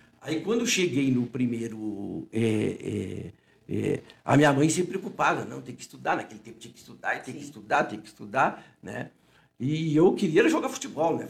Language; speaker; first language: Portuguese; native; Portuguese